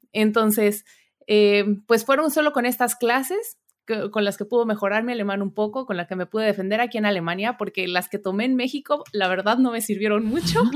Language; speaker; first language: Spanish; native; Spanish